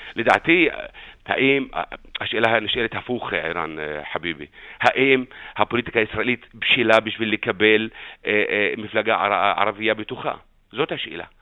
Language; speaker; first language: Hebrew; non-native, local second language; Arabic